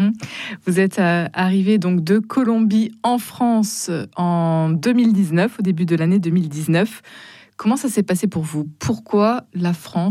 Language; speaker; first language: French; native; French